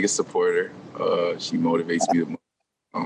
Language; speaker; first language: English; native; English